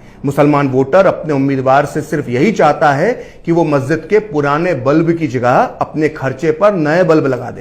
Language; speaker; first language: Hindi; native; Hindi